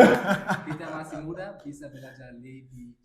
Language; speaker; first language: Indonesian; non-native, learner; German